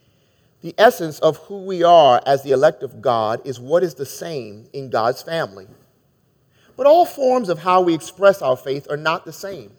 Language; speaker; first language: English; native; English